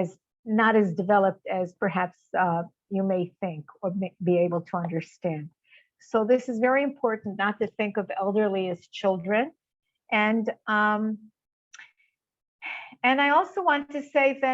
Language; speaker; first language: English; non-native, fluent; Hebrew